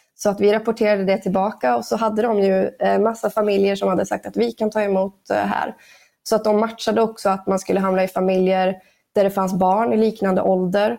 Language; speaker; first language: Swedish; native; Swedish